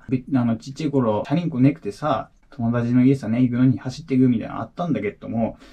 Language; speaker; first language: Japanese; native; Japanese